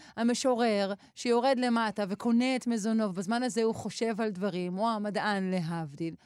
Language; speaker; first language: Hebrew; native; Hebrew